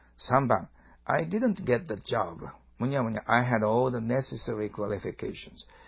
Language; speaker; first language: English; non-native, fluent; Japanese